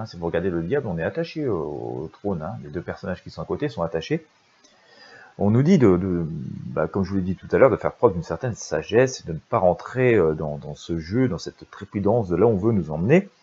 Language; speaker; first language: French; native; French